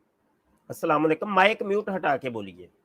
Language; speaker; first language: Hindi; non-native, local second language; Punjabi